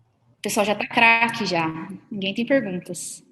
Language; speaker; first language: Portuguese; native; Portuguese